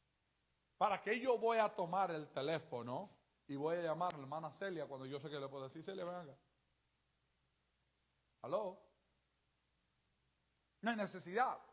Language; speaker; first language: Spanish; native; Spanish